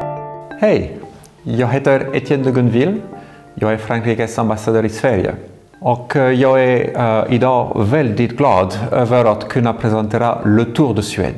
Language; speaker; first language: Swedish; non-native, fluent; French